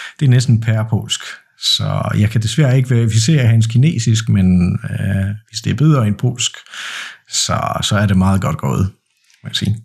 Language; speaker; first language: Danish; non-native, fluent; Polish